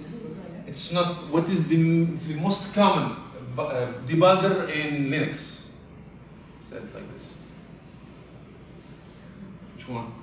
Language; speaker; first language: English; non-native, fluent; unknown